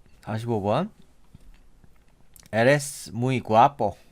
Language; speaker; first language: Spanish; non-native, learner; Korean